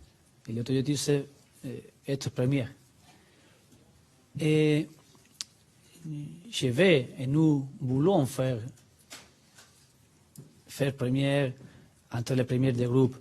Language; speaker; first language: French; non-native, learner; Spanish